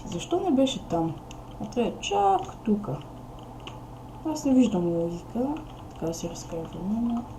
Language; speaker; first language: Bulgarian; native; Bulgarian